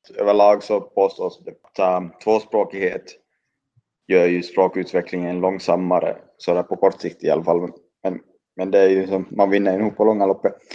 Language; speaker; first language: Swedish; native; Swedish